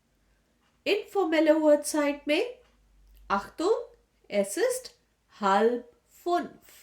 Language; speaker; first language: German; non-native, fluent; Hindi